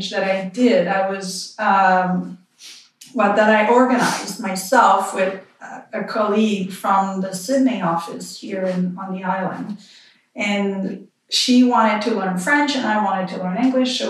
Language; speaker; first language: English; non-native, fluent; French